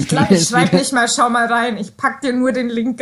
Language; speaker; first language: German; native; German